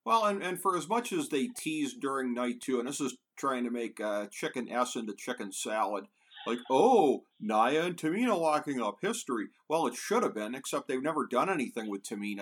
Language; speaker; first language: English; native; English